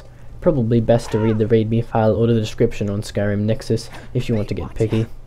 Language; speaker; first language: English; native; English